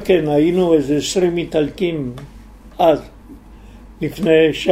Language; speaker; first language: Hebrew; non-native, fluent; Italian